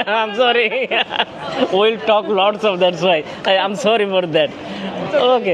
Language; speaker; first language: English; non-native, learner; Bangla